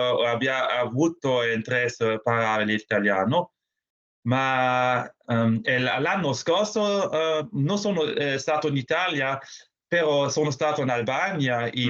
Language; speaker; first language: Italian; non-native, learner; German